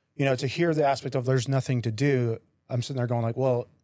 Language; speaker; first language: English; native; English